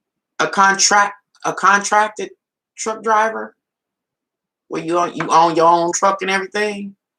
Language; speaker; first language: English; native; English